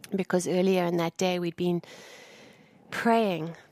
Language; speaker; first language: English; native; English